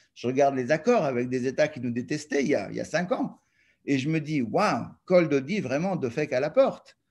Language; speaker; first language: French; native; French